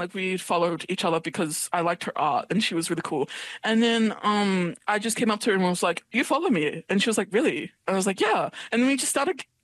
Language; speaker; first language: English; native; English